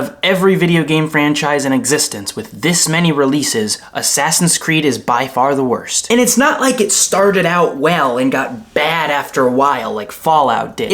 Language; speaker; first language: English; native; English